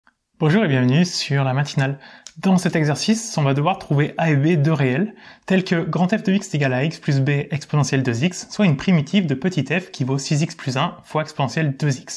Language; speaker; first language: French; native; French